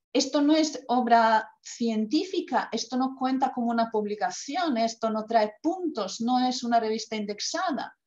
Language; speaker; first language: Spanish; non-native, fluent; Croatian